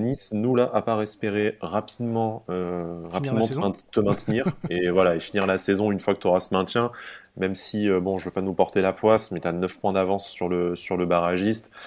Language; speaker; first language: French; native; French